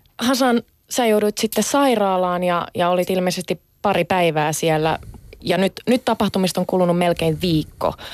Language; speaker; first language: Finnish; early bilingual, other home language; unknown